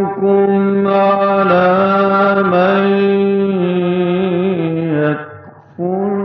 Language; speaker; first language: Arabic; native; Arabic